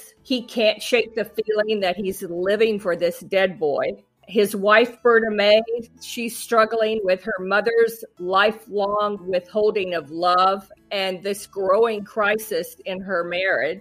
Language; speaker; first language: English; native; English